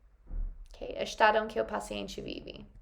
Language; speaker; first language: Portuguese; non-native, fluent; English